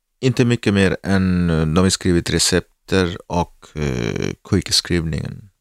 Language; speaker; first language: Swedish; non-native, learner; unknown